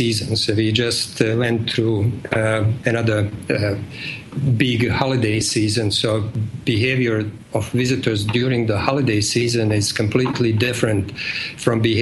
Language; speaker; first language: English; non-native, fluent; Bosnian